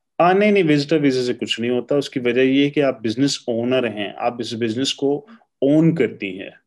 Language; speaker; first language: Urdu; native; Urdu